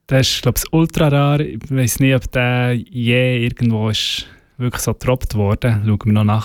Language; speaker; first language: German; native; German